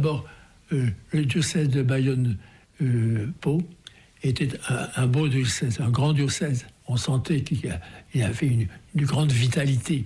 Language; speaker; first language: French; native; French